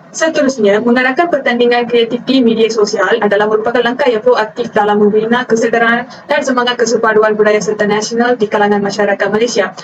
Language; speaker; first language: Malay; non-native, local second language; Tamil